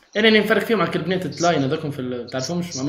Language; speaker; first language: Arabic; native; Arabic